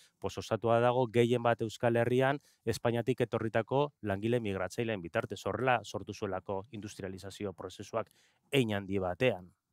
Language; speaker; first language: Basque; non-native, local second language; Spanish